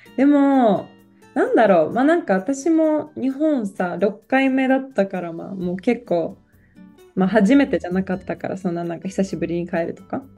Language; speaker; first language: Japanese; non-native, fluent; Polish